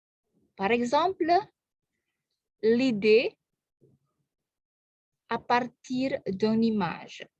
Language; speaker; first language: French; non-native, fluent; Indonesian